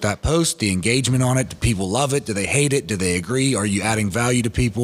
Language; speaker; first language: English; native; English